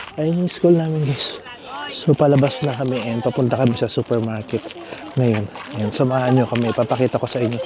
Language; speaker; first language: Filipino; native; Filipino